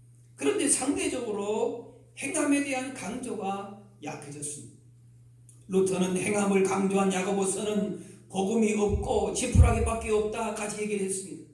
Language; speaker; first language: Korean; native; Korean